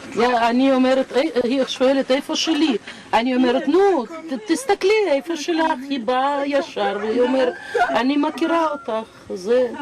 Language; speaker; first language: Hebrew; non-native, learner; Russian